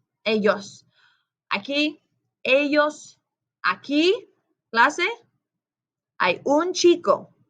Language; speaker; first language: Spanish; non-native, fluent; English